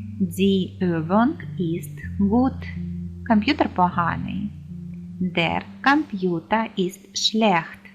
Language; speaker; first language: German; non-native, fluent; Ukrainian